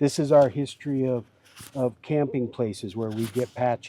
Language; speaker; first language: English; native; English